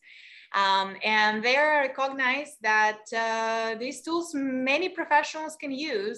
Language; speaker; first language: English; non-native, fluent; Russian